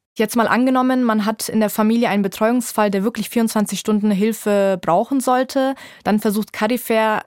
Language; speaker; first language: German; native; German